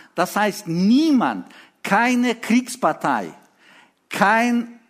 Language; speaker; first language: German; early bilingual, other home language; Russian